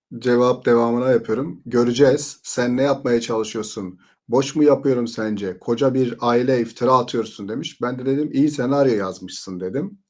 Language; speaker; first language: Turkish; native; Turkish